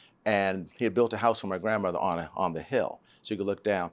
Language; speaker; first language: English; native; English